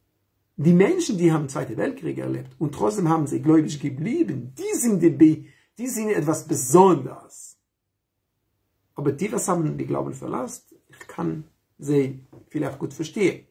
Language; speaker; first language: German; non-native, fluent; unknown